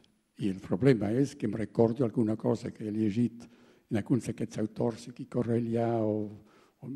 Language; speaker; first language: Catalan; non-native, fluent; German